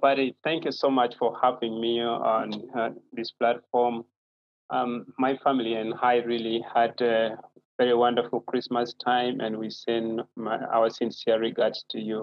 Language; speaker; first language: English; non-native, local second language; Acoli